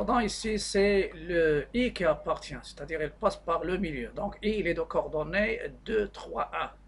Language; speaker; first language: French; non-native, local second language; Arabic